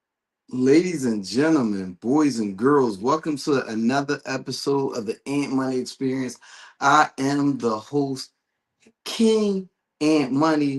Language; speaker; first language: English; native; English